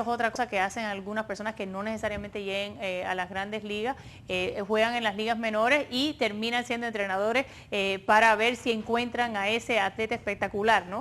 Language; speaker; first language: Spanish; early bilingual, other home language; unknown